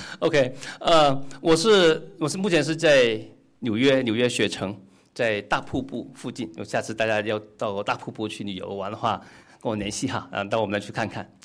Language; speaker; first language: Chinese; non-native, local second language; Cantonese